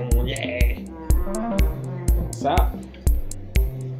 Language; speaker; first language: French; non-native, fluent; Spanish